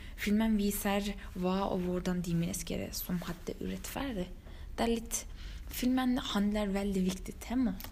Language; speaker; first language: Norwegian; non-native, learner; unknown